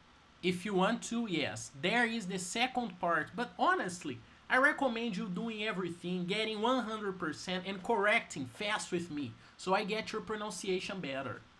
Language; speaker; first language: English; non-native, fluent; Portuguese